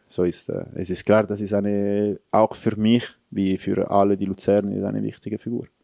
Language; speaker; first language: German; non-native, fluent; Italian